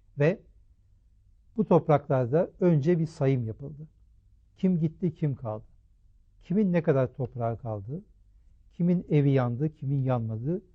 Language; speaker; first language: Turkish; native; Turkish